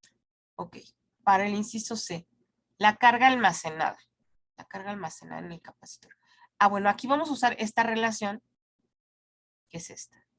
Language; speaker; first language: Spanish; native; Spanish